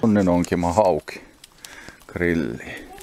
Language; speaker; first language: Finnish; native; Finnish